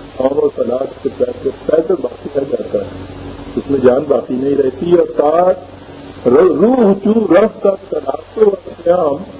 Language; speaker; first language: Urdu; native; Urdu